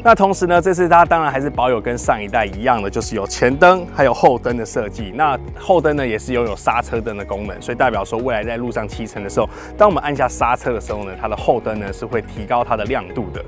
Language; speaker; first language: Chinese; native; Chinese